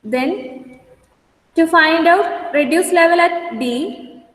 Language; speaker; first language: English; non-native, local second language; Malayalam